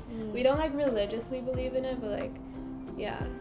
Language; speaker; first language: English; native; English